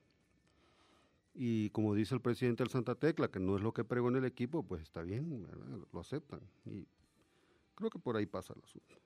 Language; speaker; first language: Spanish; native; Spanish